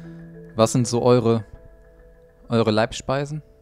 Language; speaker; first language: German; native; German